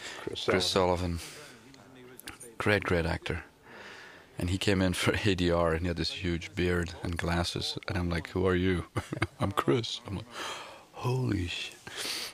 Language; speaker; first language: English; non-native, fluent; Dutch